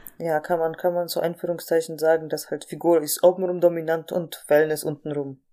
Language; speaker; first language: German; non-native, fluent; Polish